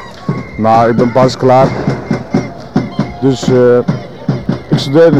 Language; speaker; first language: Dutch; non-native, learner; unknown